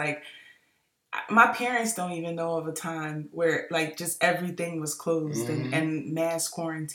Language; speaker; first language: English; native; English